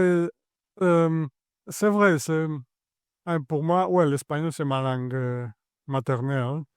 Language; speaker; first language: French; non-native, fluent; Spanish